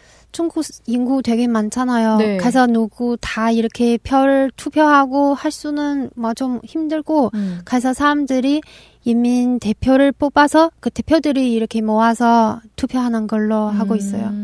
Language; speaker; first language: Korean; non-native, local second language; Chinese